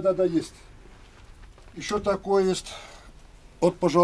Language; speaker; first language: Russian; non-native, learner; Turkish